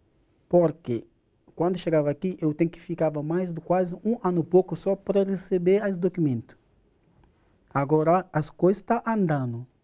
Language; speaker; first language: Portuguese; non-native, learner; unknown